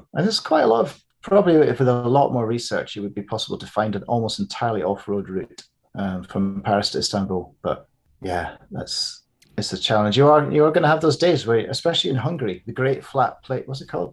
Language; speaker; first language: English; native; English